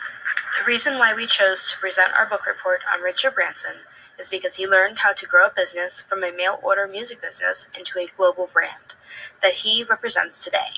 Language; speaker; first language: English; native; English